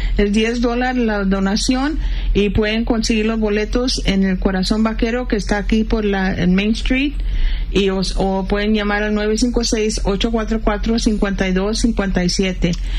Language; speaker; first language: Spanish; early bilingual, heritage; Spanish